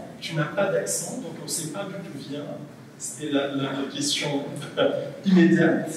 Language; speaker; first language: French; non-native, fluent; Portuguese